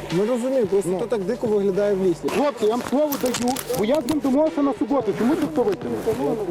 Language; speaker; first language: Ukrainian; native; Ukrainian